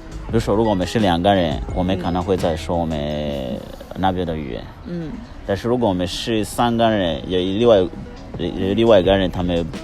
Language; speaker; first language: Chinese; non-native, learner; Kinyarwanda